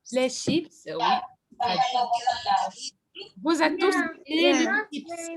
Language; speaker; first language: French; non-native, fluent; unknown